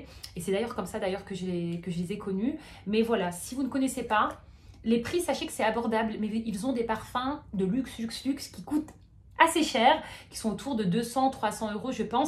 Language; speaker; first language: French; native; French